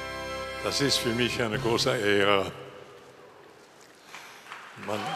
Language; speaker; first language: German; non-native, learner; English